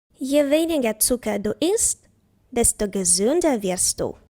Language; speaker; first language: German; non-native, fluent; Ukrainian